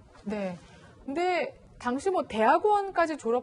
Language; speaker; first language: Korean; native; Korean